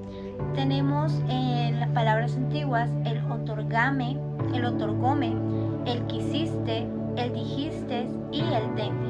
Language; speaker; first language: Spanish; native; Spanish